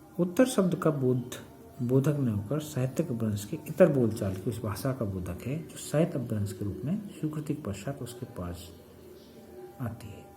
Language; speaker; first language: Hindi; native; Hindi